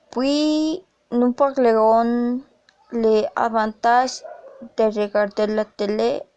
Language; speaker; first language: French; non-native, learner; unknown